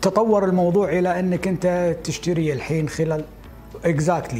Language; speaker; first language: Arabic; native; Arabic